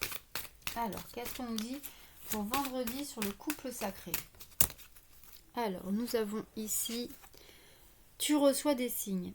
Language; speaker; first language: French; native; French